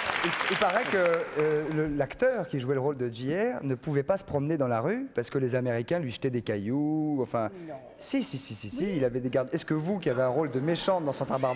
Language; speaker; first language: French; native; French